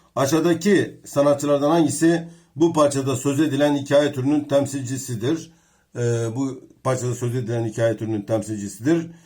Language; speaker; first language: Turkish; native; Turkish